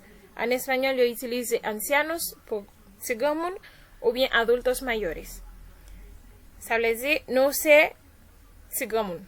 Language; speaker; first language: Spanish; non-native, fluent; Haitian Creole